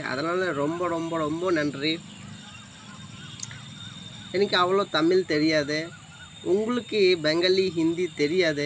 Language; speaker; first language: Tamil; non-native, learner; Bangla